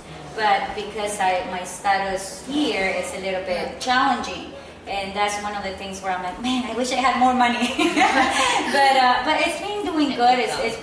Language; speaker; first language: English; non-native, fluent; Spanish